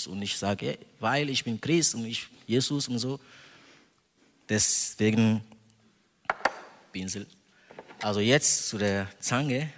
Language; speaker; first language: German; non-native, fluent; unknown